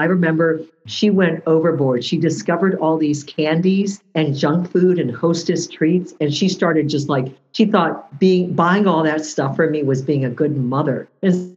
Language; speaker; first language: English; early bilingual, other home language; Japanese